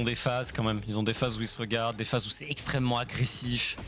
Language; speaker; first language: French; native; French